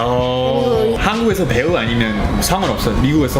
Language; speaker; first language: Korean; non-native, fluent; English